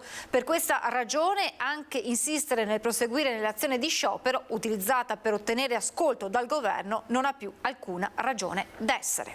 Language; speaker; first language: Italian; native; Italian